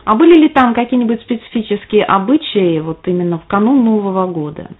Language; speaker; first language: Russian; native; Russian